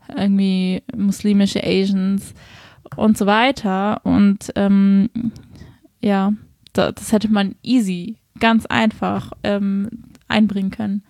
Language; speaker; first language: German; early bilingual, other home language; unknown